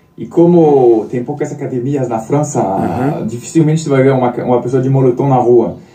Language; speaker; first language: Portuguese; non-native, fluent; French